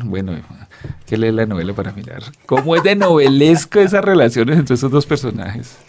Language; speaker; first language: Spanish; native; Spanish